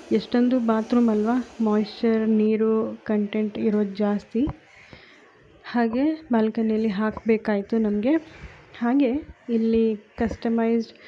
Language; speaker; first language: Kannada; native; Kannada